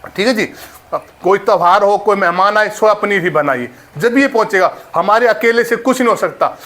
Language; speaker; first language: Hindi; native; Hindi